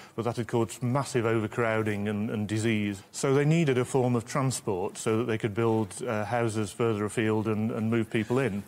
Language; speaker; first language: English; native; English